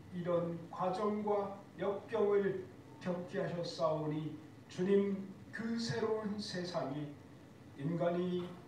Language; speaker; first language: Korean; native; Korean